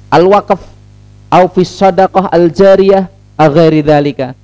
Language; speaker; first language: Arabic; non-native, fluent; Indonesian